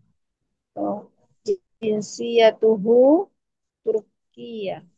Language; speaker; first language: Arabic; non-native, learner; Indonesian